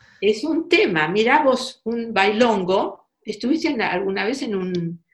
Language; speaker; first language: Spanish; native; Spanish